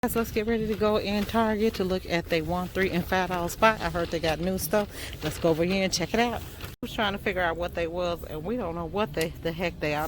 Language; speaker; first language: English; native; English